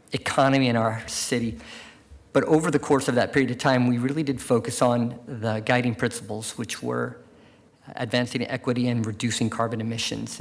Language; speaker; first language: English; native; English